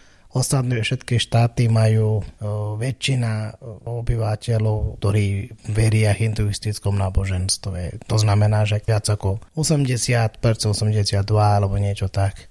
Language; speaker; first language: Slovak; non-native, fluent; Malayalam